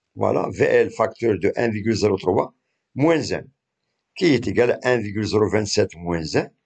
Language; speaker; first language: French; non-native, local second language; Arabic